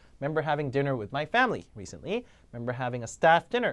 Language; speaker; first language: English; non-native, fluent; Korean